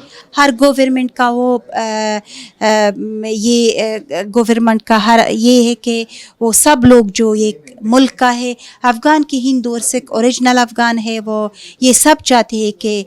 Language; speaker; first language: Hindi; non-native, fluent; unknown